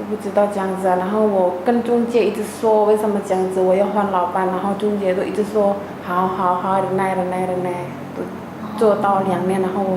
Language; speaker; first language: Chinese; non-native, fluent; Indonesian